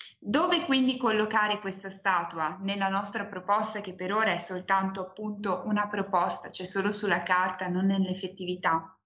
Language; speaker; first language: Italian; native; Italian